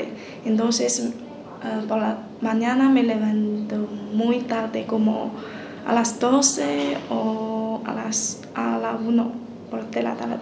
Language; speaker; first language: Spanish; non-native, learner; Chinese